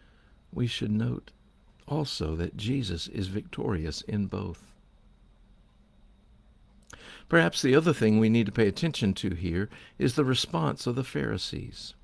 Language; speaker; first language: English; native; English